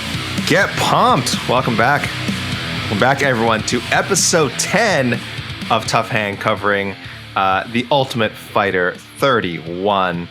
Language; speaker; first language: English; native; English